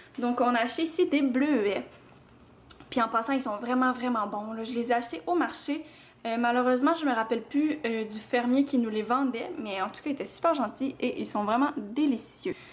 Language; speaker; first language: French; native; French